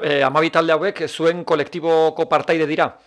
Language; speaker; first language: Basque; native; Basque